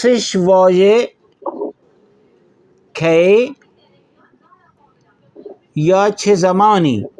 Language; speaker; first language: Persian; non-native, fluent; Urdu